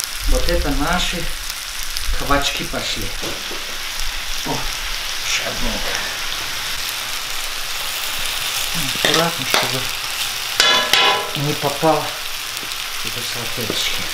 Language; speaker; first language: Russian; non-native, fluent; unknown